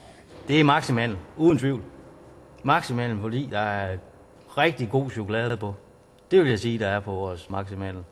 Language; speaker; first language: Danish; native; Danish